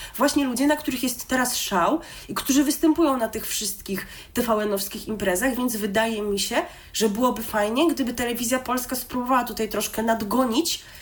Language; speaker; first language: Polish; native; Polish